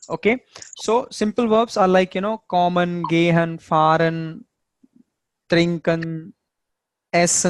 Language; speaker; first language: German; non-native, fluent; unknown